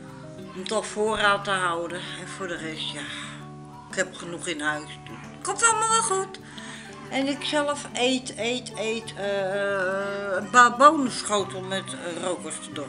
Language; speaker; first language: Dutch; native; Dutch